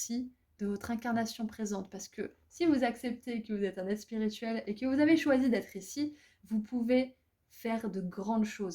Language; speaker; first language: French; native; French